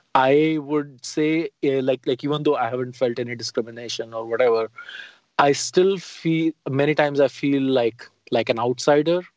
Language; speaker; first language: English; non-native, local second language; Hindi